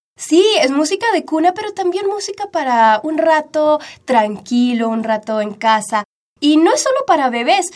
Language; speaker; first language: Spanish; early bilingual, heritage; Spanish